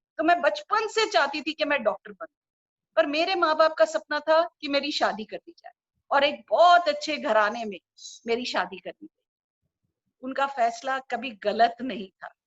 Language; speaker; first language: Hindi; non-native, local second language; Urdu